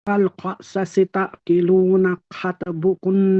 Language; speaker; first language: Arabic; non-native, learner; Urdu